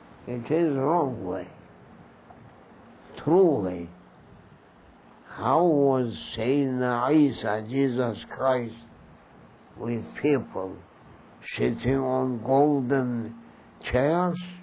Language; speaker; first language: English; non-native, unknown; Turkish